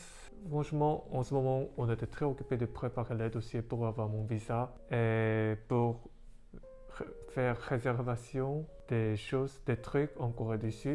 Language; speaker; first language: French; non-native, learner; Korean